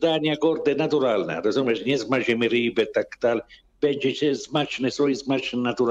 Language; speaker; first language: Polish; non-native, learner; Italian